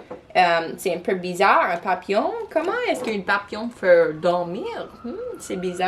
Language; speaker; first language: French; non-native, local second language; English